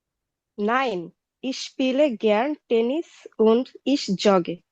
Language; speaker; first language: German; non-native, learner; Bangla